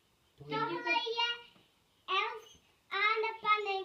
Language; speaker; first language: Czech; early bilingual, heritage; Czech